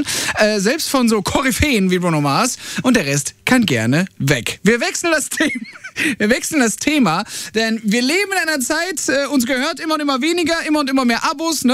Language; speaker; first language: German; native; German